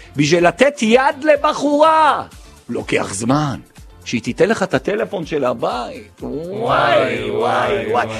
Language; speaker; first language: Hebrew; native; Hebrew